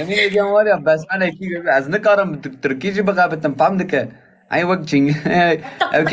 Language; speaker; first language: Turkish; native; Turkish